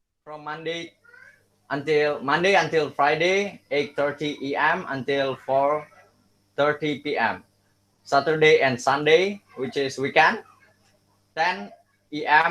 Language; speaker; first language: English; non-native, learner; Indonesian